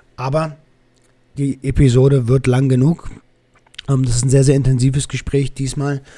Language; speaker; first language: German; native; German